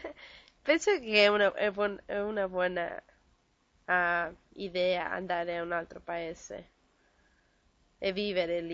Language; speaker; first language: Italian; non-native, learner; Spanish